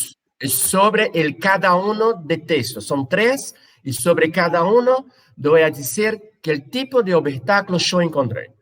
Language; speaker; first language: Spanish; non-native, fluent; Portuguese